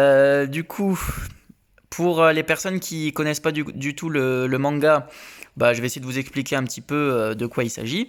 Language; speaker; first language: French; native; French